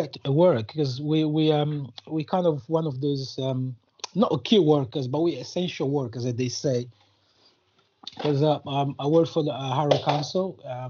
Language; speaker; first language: English; non-native, fluent; Portuguese